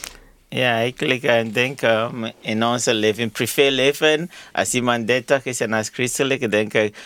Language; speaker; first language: Dutch; non-native, learner; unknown